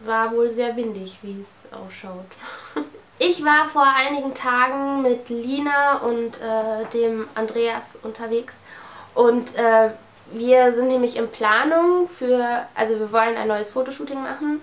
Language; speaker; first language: German; native; German